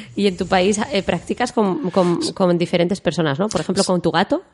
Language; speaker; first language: Spanish; native; Spanish